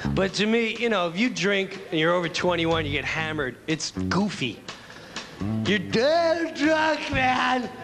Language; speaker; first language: English; native; English